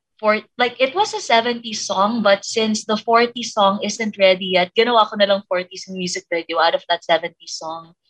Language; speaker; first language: English; non-native, local second language; Filipino